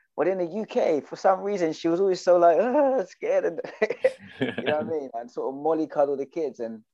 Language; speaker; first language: English; native; English